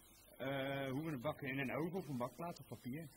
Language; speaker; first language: Dutch; native; Dutch